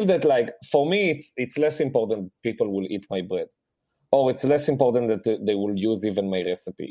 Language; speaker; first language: English; non-native, fluent; Hebrew